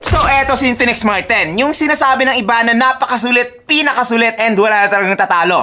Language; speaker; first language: Filipino; native; Filipino